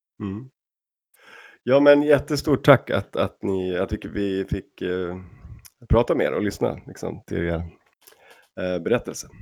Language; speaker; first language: Swedish; native; Swedish